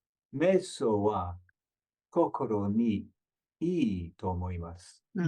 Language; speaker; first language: Japanese; non-native, learner; English